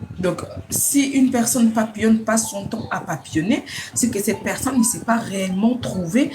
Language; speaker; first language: French; non-native, local second language; Lingala